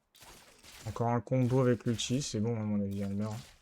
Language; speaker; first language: French; native; French